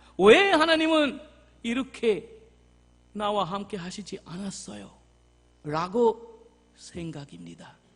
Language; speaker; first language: Korean; non-native, fluent; Bangla